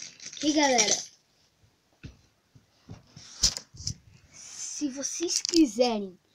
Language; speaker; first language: Portuguese; native; Portuguese